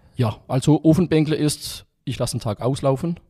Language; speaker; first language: German; non-native, fluent; French